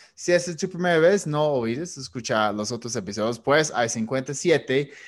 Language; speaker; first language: Spanish; non-native, fluent; English